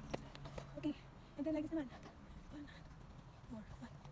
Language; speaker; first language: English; non-native, local second language; Filipino